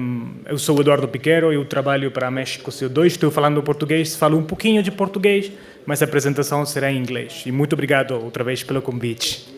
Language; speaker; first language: Portuguese; non-native, fluent; Spanish